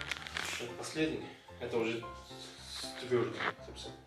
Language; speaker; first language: Russian; non-native, learner; Korean